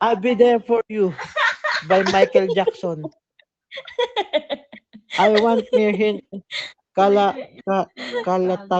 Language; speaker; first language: English; non-native, learner; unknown